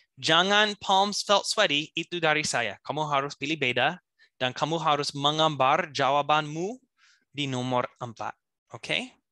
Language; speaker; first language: Indonesian; non-native, fluent; English